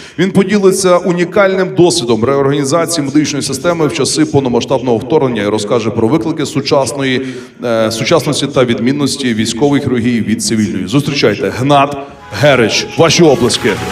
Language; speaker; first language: Ukrainian; native; Ukrainian